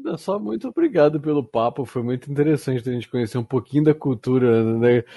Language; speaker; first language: Portuguese; native; Portuguese